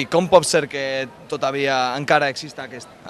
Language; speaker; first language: Catalan; non-native, learner; Spanish